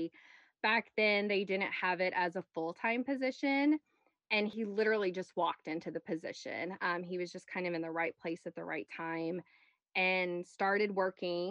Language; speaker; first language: English; native; English